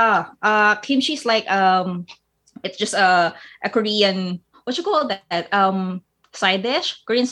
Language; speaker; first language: English; non-native, local second language; Filipino